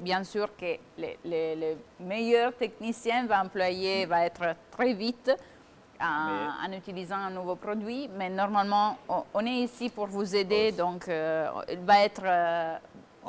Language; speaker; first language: French; non-native, fluent; Italian